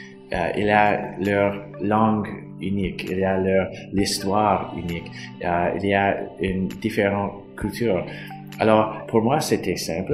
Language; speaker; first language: French; non-native, local second language; English